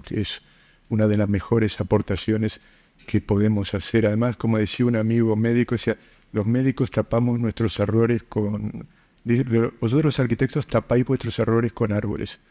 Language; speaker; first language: Spanish; native; Spanish